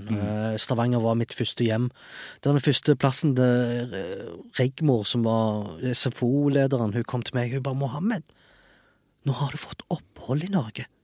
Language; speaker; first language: Norwegian; early bilingual, other home language; Arabic